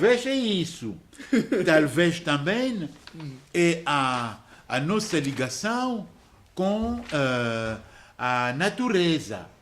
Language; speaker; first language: Portuguese; non-native, fluent; French